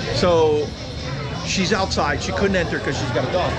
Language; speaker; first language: English; early bilingual, other home language; Portuguese